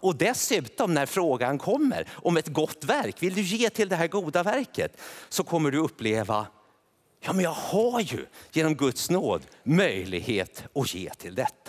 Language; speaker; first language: Swedish; native; Swedish